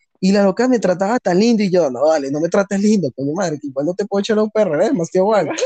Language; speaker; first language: Spanish; native; Spanish